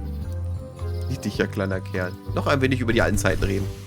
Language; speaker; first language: German; native; German